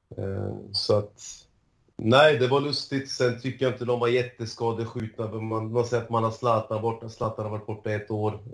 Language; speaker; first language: Swedish; early bilingual, other home language; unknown